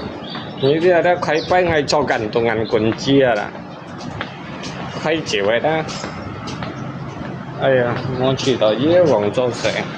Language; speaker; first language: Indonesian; non-native, local second language; Hakka Chinese